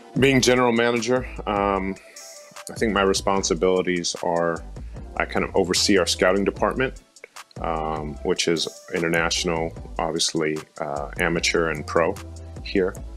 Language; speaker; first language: English; native; English